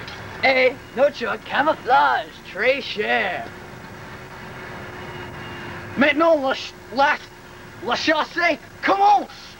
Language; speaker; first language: French; non-native, learner; English